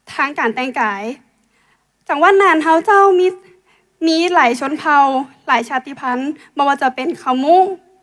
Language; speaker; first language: Thai; native; Thai